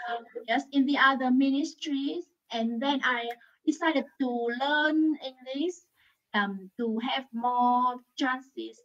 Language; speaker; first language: English; non-native, learner; Vietnamese